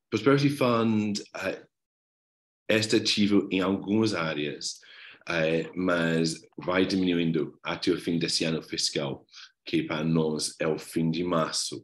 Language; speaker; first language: Portuguese; non-native, fluent; English